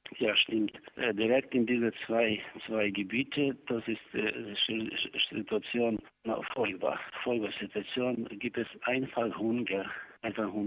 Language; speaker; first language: German; non-native, learner; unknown